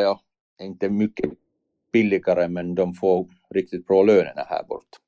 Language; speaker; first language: Swedish; non-native, learner; Finnish